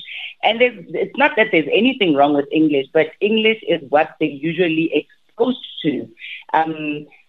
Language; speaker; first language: English; non-native, local second language; Tswana